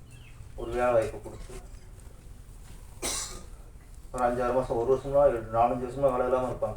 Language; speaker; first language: Tamil; native; Tamil